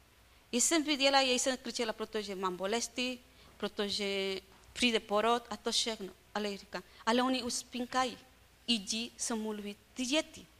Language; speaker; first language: Czech; non-native, learner; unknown